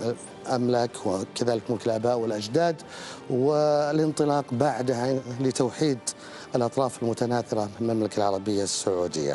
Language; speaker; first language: Arabic; native; Arabic